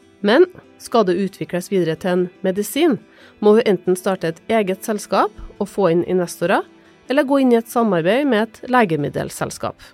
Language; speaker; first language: Norwegian; native; Norwegian